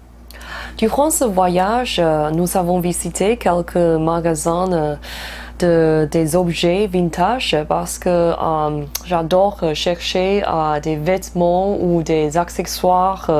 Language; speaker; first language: French; non-native, fluent; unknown